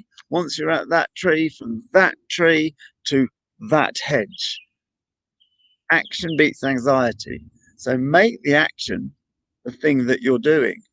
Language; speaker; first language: English; native; English